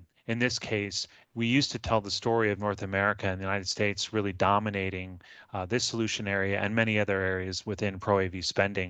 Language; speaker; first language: English; native; English